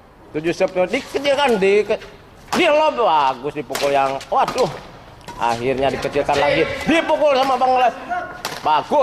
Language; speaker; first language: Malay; non-native, local second language; Javanese